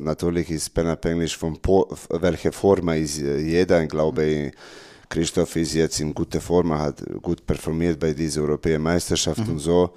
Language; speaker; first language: German; non-native, learner; Serbian